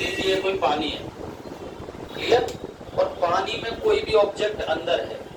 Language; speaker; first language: Hindi; native; Hindi